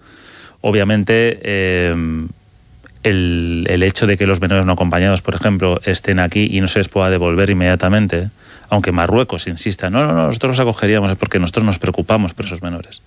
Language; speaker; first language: Spanish; native; Spanish